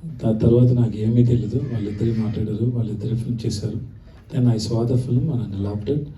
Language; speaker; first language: Telugu; non-native, learner; Tamil